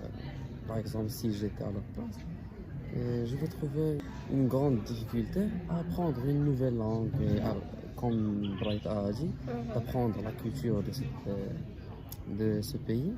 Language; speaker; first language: French; non-native, local second language; Arabic